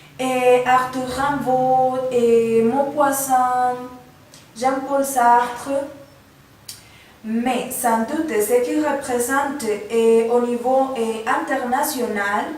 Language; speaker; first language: French; non-native, learner; Spanish